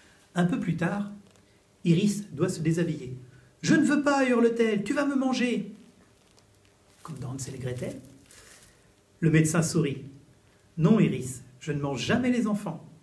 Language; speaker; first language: French; native; French